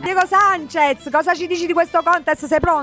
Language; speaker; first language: Italian; native; Italian